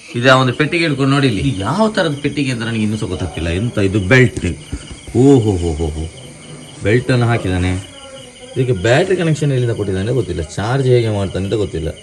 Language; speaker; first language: Kannada; native; Kannada